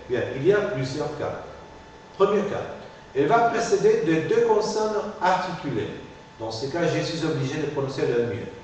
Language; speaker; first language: French; non-native, fluent; Spanish